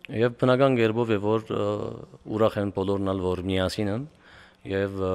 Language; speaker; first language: Armenian; early bilingual, heritage; Armenian